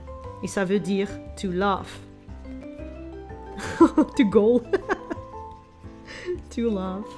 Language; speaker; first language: French; non-native, learner; Dutch